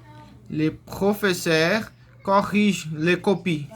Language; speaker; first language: French; non-native, learner; Portuguese